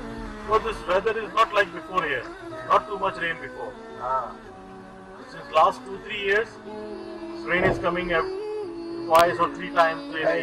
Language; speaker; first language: English; non-native, fluent; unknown